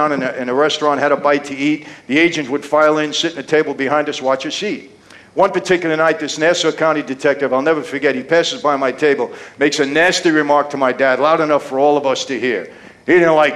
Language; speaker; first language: English; native; English